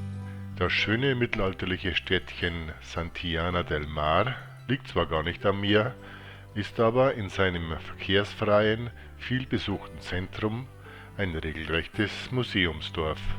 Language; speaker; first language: German; native; German